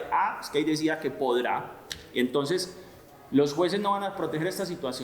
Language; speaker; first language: Spanish; native; Spanish